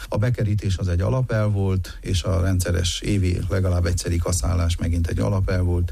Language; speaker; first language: Hungarian; native; Hungarian